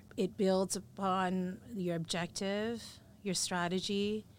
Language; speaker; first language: English; native; English